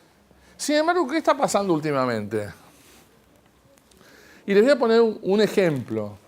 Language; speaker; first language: Spanish; native; Spanish